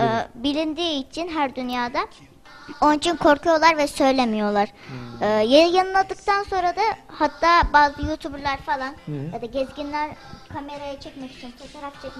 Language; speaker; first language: Turkish; early bilingual, other home language; Uyghur